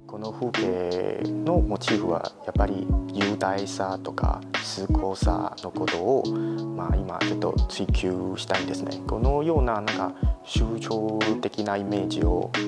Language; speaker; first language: Japanese; non-native, fluent; Chinese